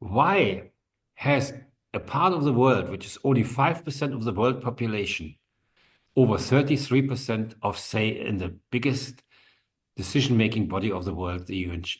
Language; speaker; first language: English; non-native, fluent; German